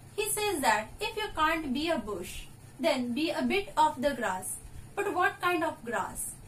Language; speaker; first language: English; non-native, local second language; Marathi